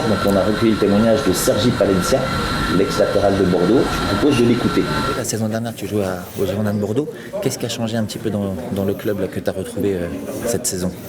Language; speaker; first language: French; native; French